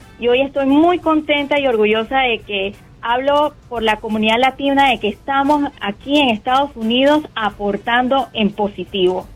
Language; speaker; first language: Spanish; native; Spanish